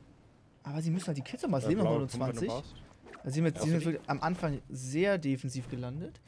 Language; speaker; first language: German; native; German